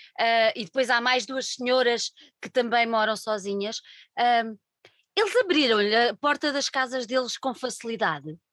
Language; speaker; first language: Portuguese; native; Portuguese